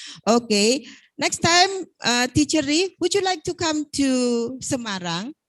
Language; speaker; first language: English; non-native, fluent; Indonesian